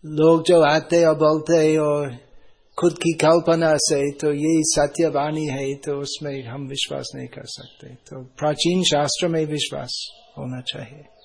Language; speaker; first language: Hindi; non-native, fluent; English